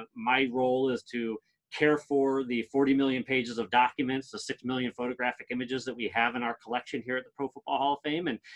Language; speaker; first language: English; native; English